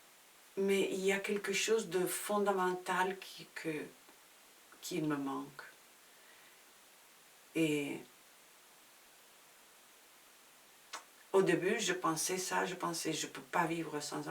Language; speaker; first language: French; non-native, fluent; Spanish